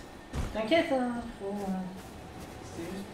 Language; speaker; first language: French; native; French